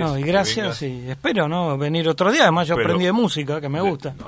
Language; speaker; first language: Spanish; native; Spanish